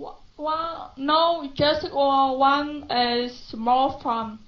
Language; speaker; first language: English; non-native, learner; Vietnamese